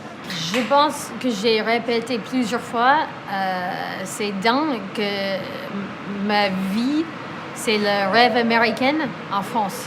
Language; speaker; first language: French; non-native, fluent; English